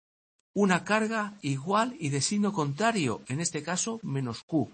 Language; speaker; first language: Spanish; native; Spanish